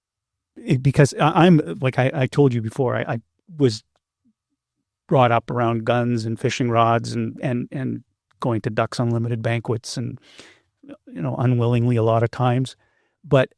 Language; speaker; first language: English; native; English